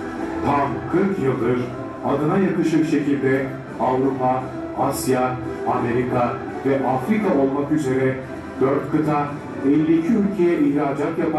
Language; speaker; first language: Turkish; native; Turkish